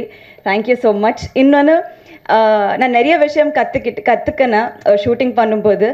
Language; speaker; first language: Tamil; non-native, learner; Telugu